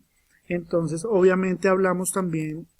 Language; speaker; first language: Spanish; native; Spanish